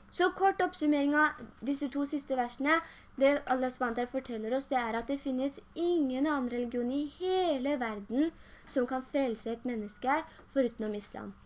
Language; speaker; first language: Norwegian; early bilingual, other home language; Urdu